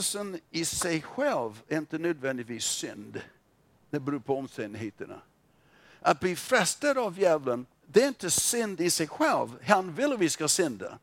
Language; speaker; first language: Swedish; non-native, fluent; English